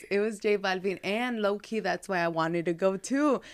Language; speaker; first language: English; early bilingual, heritage; Spanish